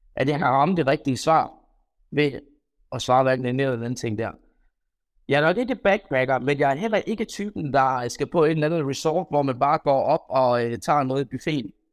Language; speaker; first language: Danish; native; Danish